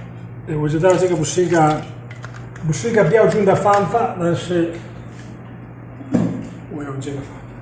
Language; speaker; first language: Chinese; non-native, fluent; Italian